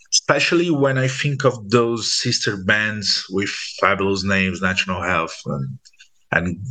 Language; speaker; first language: English; non-native, fluent; Portuguese